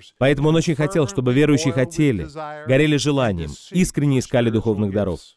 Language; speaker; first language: Russian; non-native, fluent; English